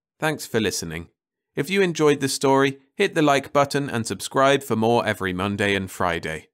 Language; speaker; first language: English; native; English